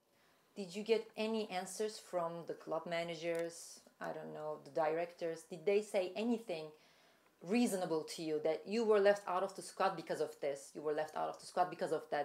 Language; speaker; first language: English; non-native, fluent; Turkish